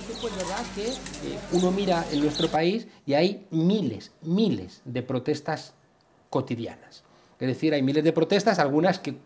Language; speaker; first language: Spanish; native; Spanish